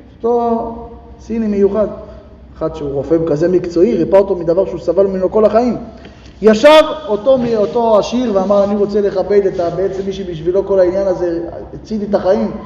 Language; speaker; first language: Hebrew; native; Hebrew